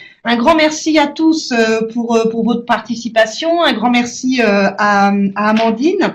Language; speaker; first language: French; native; French